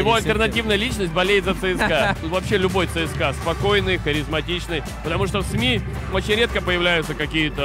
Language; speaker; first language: Russian; native; Russian